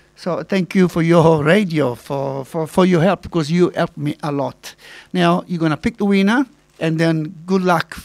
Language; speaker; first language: English; non-native, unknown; Italian